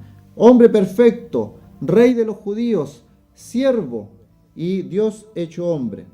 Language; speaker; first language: Spanish; native; Spanish